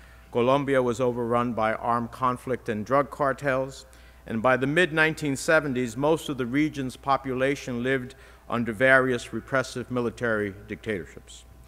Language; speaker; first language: English; early bilingual, other home language; Spanish